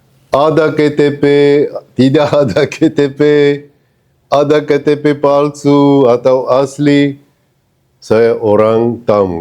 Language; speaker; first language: Indonesian; non-native, fluent; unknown